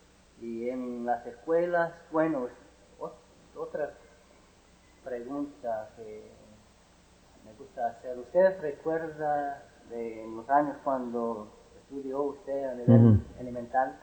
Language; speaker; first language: Spanish; non-native, fluent; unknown